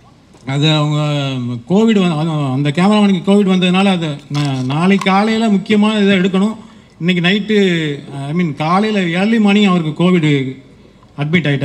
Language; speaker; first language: Tamil; native; Tamil